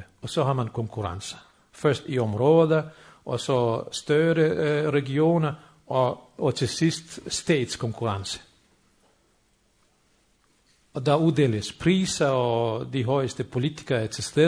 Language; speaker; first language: Danish; non-native, fluent; Bosnian